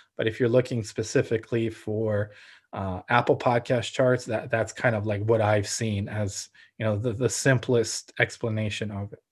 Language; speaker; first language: English; early bilingual, other home language; Ukrainian